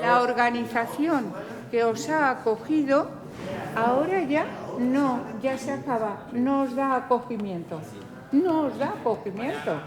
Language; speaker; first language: Spanish; native; Spanish